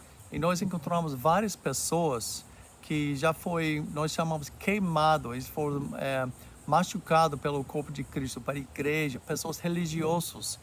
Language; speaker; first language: Portuguese; non-native, fluent; English